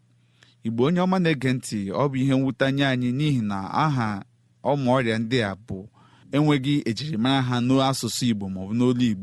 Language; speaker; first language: Igbo; native; Igbo